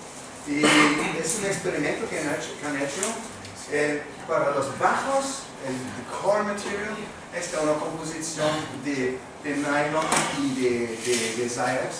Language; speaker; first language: Spanish; non-native, fluent; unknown